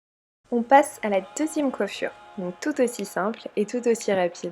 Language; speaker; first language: French; native; French